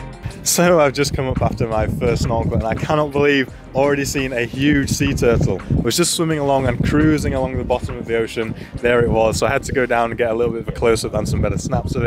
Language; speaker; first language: English; native; English